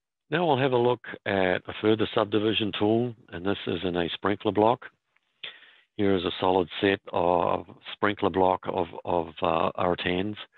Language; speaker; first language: English; native; English